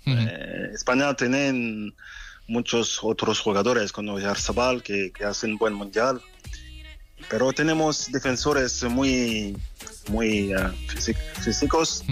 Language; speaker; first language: Spanish; non-native, fluent; French